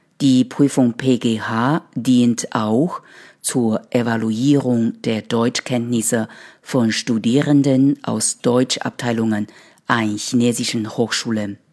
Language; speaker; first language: German; non-native, fluent; Chinese